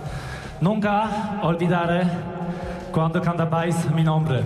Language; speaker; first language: Spanish; non-native, fluent; Polish